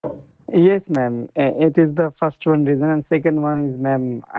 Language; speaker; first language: English; non-native, learner; Bangla